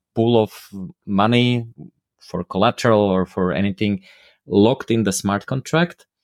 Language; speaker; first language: English; non-native, fluent; Slovak